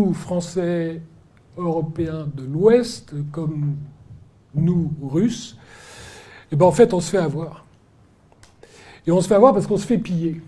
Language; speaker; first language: French; native; French